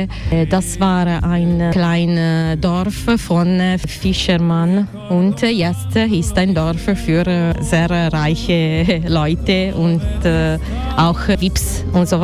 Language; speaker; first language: German; non-native, learner; Italian